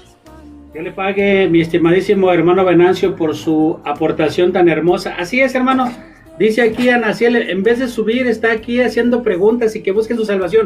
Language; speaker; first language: Spanish; native; Spanish